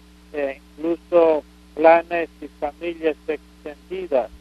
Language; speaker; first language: Spanish; non-native, fluent; English